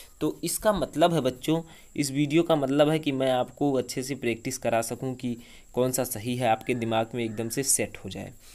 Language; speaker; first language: Hindi; native; Hindi